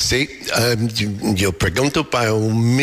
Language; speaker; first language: Spanish; non-native, learner; English